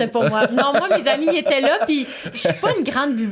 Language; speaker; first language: French; native; French